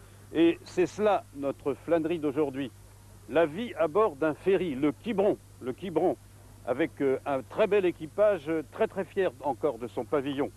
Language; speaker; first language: French; native; French